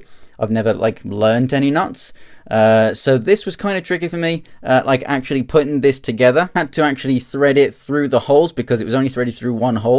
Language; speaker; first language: English; native; English